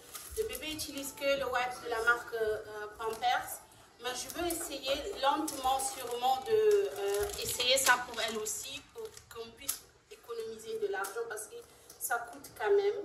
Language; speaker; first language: French; non-native, local second language; Lingala